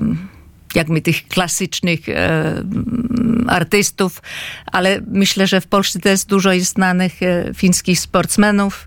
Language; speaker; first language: Polish; non-native, fluent; Finnish